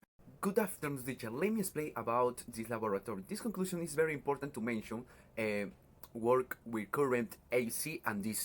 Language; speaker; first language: English; non-native, learner; Spanish